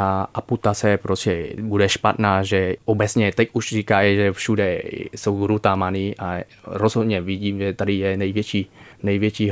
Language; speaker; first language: Czech; non-native, fluent; Vietnamese